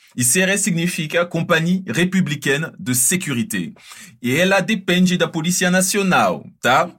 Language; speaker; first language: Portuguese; non-native, fluent; French